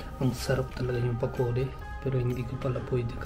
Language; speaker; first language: Filipino; non-native, learner; Punjabi